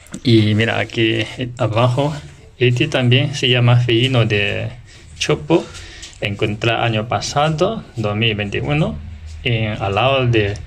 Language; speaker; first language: Spanish; non-native, learner; Chinese